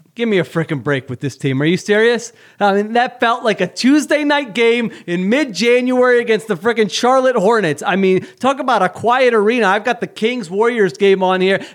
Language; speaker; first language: English; native; English